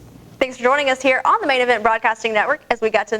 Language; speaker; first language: English; native; English